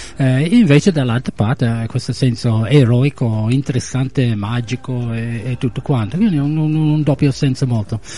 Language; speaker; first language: Italian; non-native, fluent; English